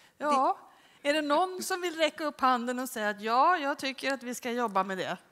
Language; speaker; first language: Swedish; native; Swedish